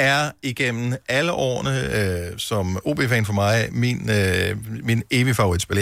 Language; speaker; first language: Danish; native; Danish